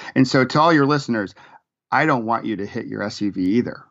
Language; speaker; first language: English; native; English